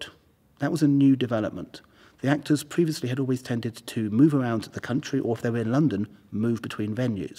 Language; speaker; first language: English; native; English